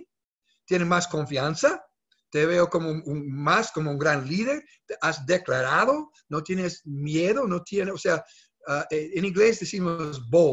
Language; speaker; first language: Spanish; non-native, fluent; English